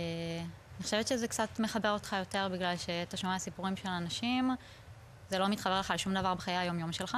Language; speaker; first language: Hebrew; native; Hebrew